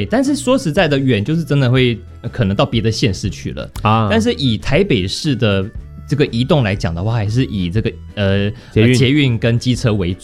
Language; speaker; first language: Chinese; native; Chinese